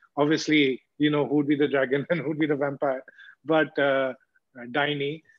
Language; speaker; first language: English; non-native, local second language; Bangla